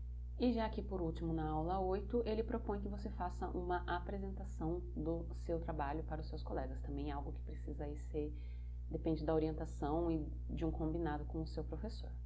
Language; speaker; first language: Portuguese; native; Portuguese